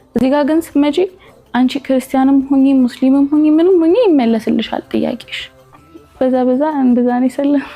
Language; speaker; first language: Amharic; native; Amharic